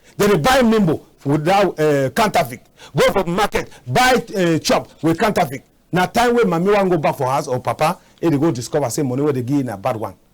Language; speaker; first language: Nigerian Pidgin; native; Nigerian Pidgin